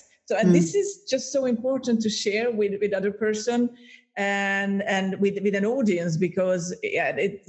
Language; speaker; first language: English; non-native, fluent; Hungarian